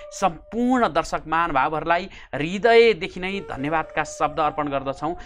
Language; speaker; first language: Nepali; native; Nepali